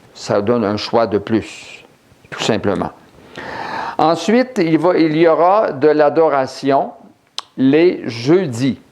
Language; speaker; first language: French; native; French